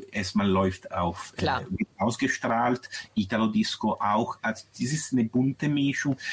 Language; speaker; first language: German; non-native, fluent; Italian